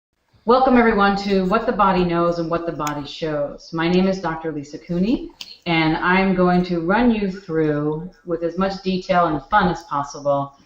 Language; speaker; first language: English; native; English